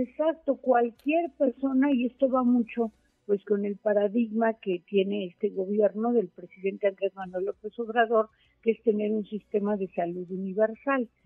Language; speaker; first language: Spanish; native; Spanish